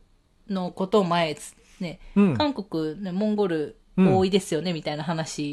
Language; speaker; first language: Japanese; native; Japanese